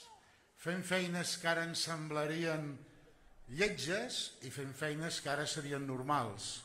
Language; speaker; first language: Catalan; native; Catalan